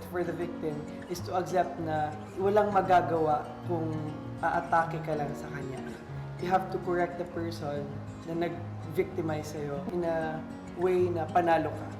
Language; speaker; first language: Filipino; non-native, local second language; Maranao